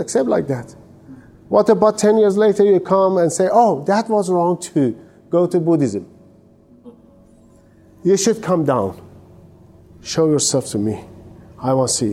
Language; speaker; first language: English; non-native, fluent; Persian